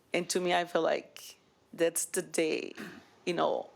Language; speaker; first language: English; early bilingual, other home language; Spanish